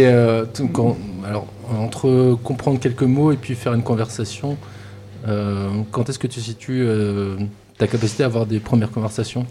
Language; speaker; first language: French; native; French